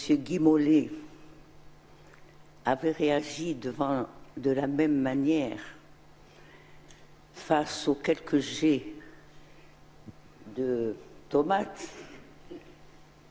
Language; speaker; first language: French; non-native, local second language; Arabic